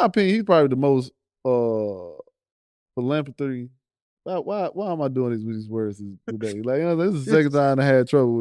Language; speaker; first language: English; native; English